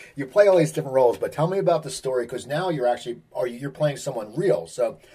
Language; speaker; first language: English; native; English